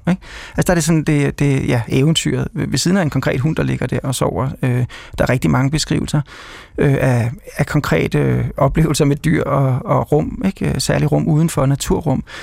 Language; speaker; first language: Danish; native; Danish